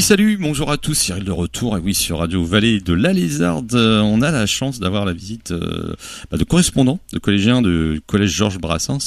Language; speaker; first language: French; native; French